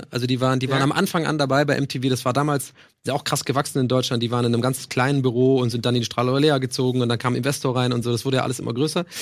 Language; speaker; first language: German; non-native, fluent; English